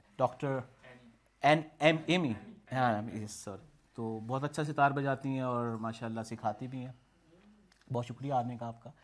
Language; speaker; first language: Urdu; native; Urdu